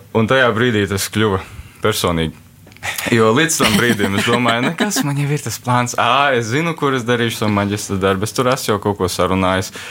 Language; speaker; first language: Latvian; early bilingual, heritage; Latvian